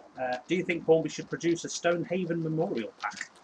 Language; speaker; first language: English; native; English